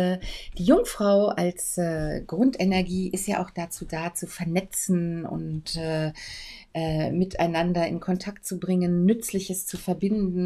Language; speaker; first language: German; native; German